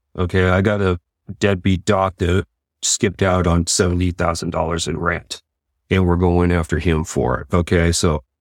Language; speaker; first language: English; native; English